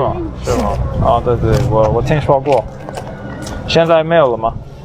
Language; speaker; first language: Chinese; non-native, fluent; English